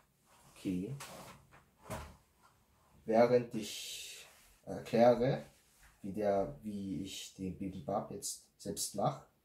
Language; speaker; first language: German; non-native, learner; Korean